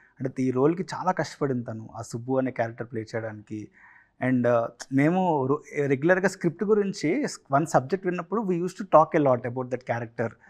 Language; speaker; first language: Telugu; native; Telugu